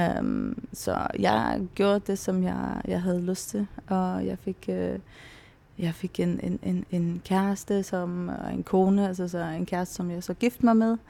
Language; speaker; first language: Danish; non-native, local second language; Faroese